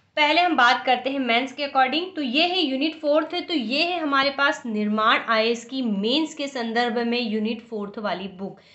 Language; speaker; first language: Hindi; native; Hindi